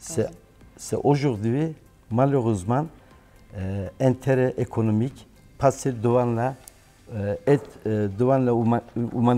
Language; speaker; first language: French; non-native, learner; Turkish